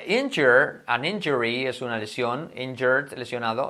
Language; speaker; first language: Spanish; native; Spanish